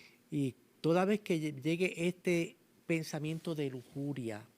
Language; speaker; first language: Spanish; native; Spanish